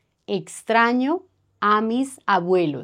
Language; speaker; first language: Spanish; non-native, fluent; French